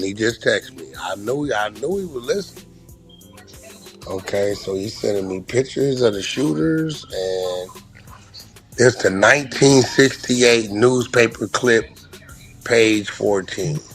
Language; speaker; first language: English; native; English